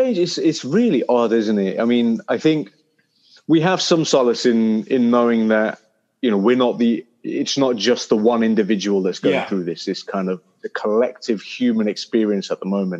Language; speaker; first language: English; native; English